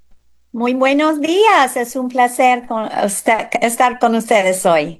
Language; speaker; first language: Spanish; non-native, fluent; English